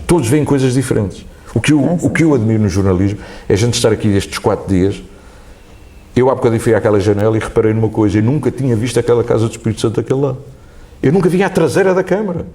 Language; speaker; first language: Portuguese; native; Portuguese